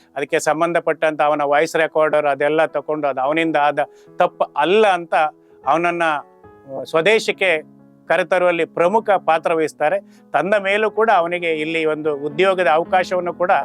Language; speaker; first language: Kannada; native; Kannada